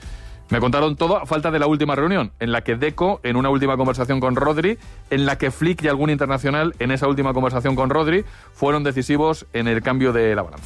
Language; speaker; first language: Spanish; native; Spanish